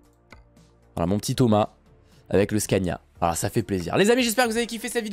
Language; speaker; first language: French; native; French